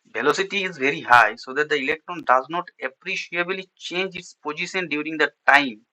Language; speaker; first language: English; non-native, local second language; Bangla